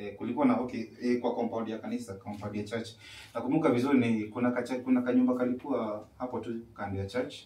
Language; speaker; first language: Swahili; non-native, local second language; Kikuyu